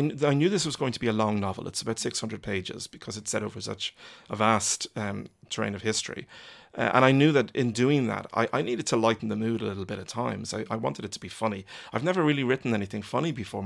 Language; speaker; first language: English; native; English